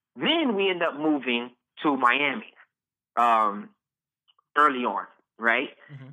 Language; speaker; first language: English; native; English